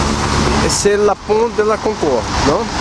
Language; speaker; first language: French; non-native, learner; Portuguese